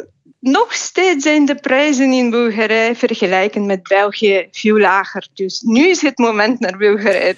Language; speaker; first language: Dutch; non-native, fluent; Bulgarian